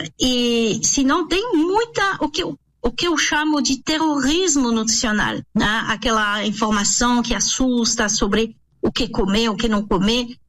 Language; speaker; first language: Portuguese; non-native, fluent; French